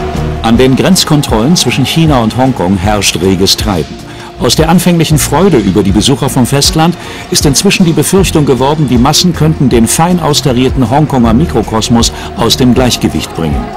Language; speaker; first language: German; native; German